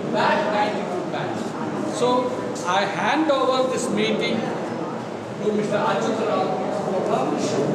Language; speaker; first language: English; non-native, local second language; Telugu